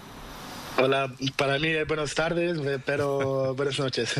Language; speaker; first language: Spanish; non-native, learner; Portuguese